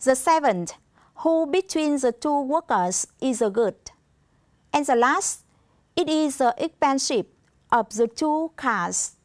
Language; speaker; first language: English; non-native, fluent; Vietnamese